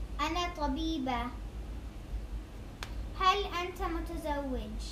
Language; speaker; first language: Arabic; non-native, learner; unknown